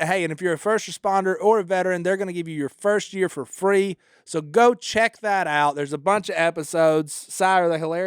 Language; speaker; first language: English; native; English